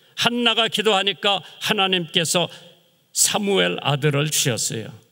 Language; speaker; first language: Korean; native; Korean